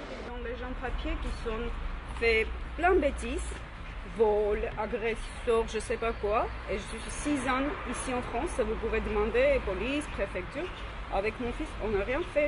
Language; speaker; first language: French; non-native, learner; Armenian